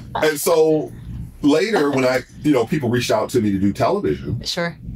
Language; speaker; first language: English; native; English